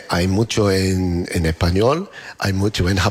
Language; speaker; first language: Spanish; non-native, learner; English